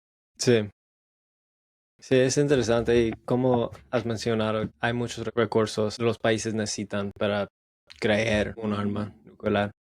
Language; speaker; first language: Spanish; non-native, learner; English